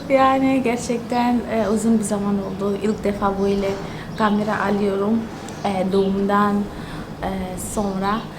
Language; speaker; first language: Turkish; non-native, fluent; Tsonga